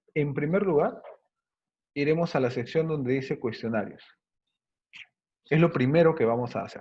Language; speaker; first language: Spanish; native; Spanish